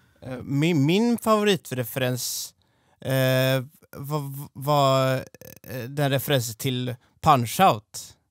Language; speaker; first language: Swedish; native; Swedish